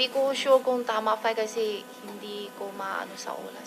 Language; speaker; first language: Filipino; non-native, learner; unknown